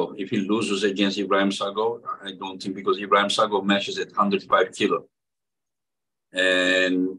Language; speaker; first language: English; non-native, fluent; Turkish